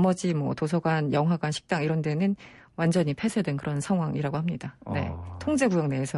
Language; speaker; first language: Korean; native; Korean